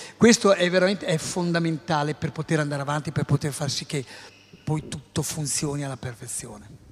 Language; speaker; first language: Italian; native; Italian